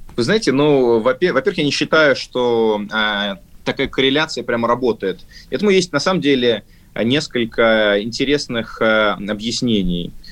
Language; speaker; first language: Russian; native; Russian